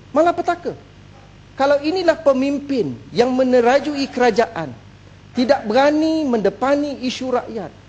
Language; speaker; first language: Malay; native; Malay